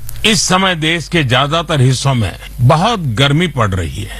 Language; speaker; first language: Hindi; non-native, local second language; Gujarati